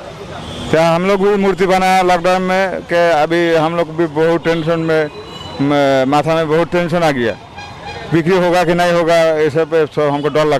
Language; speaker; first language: Hindi; non-native, local second language; Bangla